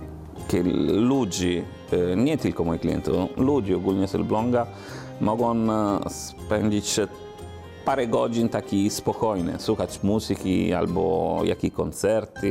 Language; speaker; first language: Polish; non-native, learner; Italian